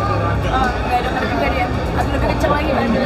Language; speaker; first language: Indonesian; native; Indonesian